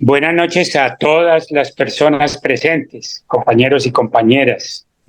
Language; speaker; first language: Spanish; native; Spanish